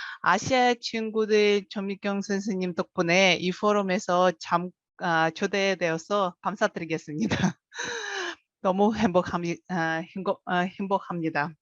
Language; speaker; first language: Korean; non-native, fluent; Russian